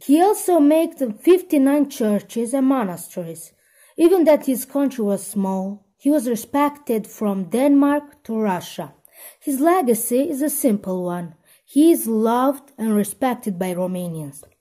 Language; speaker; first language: English; non-native, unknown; Romanian